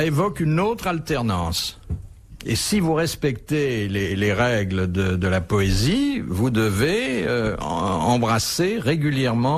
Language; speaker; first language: French; native; French